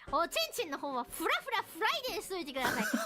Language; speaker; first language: Japanese; native; Japanese